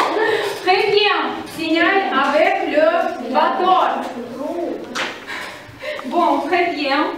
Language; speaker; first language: French; non-native, fluent; Russian